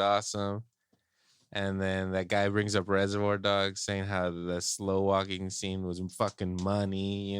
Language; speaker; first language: English; native; English